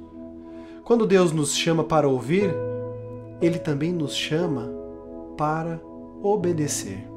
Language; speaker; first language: Portuguese; native; Portuguese